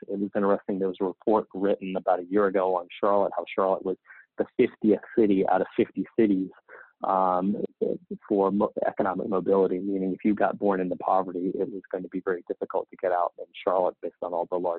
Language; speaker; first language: English; native; English